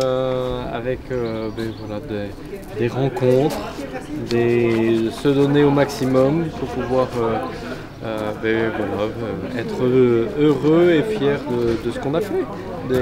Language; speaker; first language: French; native; French